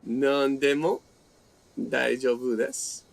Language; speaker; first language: Japanese; non-native, fluent; English